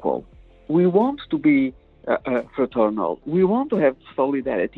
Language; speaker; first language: English; non-native, fluent; Portuguese